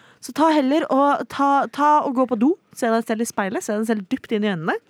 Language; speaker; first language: Norwegian; native; Norwegian